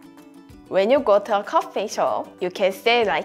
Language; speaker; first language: English; non-native, fluent; Korean